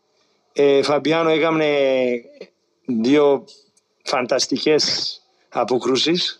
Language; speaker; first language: Greek; non-native, fluent; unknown